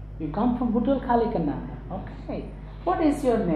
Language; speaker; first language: English; non-native, local second language; Nepali